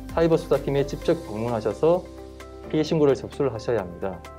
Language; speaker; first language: Korean; native; Korean